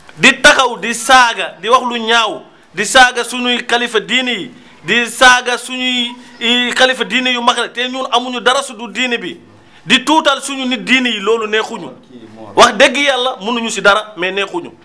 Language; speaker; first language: Wolof; non-native, local second language; Fula